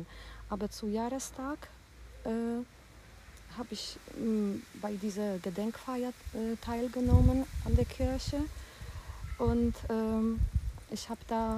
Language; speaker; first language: German; non-native, fluent; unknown